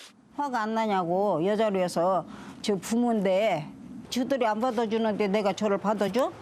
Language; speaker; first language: Korean; native; Korean